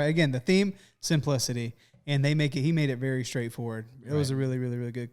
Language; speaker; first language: English; native; English